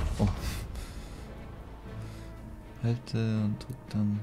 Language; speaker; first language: German; native; German